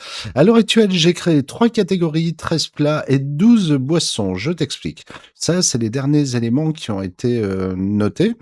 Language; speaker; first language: French; native; French